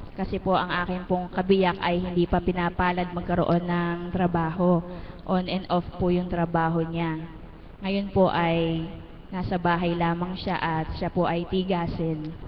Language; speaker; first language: Filipino; native; Filipino